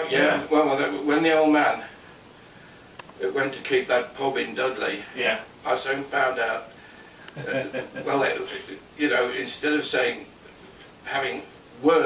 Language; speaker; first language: English; native; English